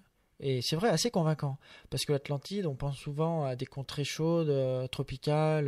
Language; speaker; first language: French; native; French